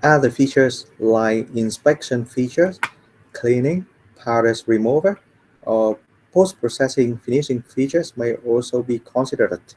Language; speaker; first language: English; non-native, fluent; Vietnamese